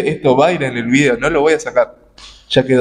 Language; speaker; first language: Spanish; native; Spanish